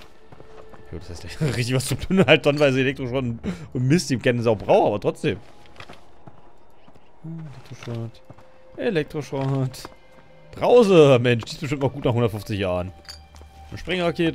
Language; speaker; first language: German; native; German